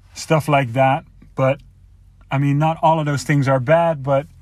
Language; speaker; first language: English; non-native, fluent; Dutch